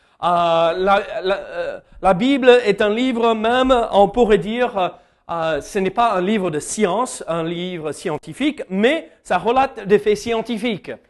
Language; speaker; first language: French; non-native, fluent; English